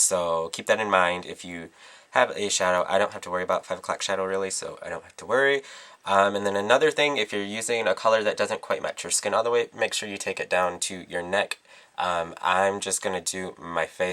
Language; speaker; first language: English; native; English